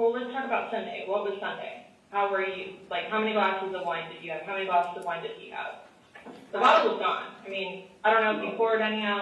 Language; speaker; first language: English; native; English